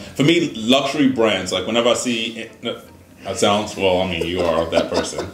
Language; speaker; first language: English; native; English